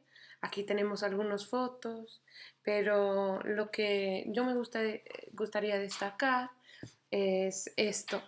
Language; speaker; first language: Spanish; non-native, fluent; English